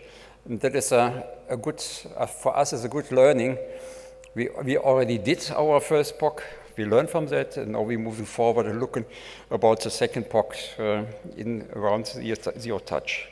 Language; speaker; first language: English; non-native, fluent; German